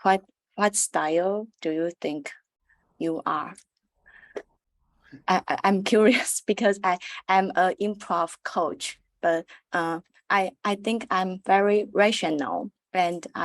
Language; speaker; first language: English; non-native, learner; Chinese